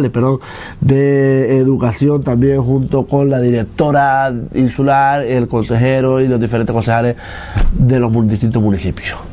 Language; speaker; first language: Spanish; native; Spanish